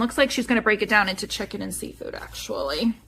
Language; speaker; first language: English; native; English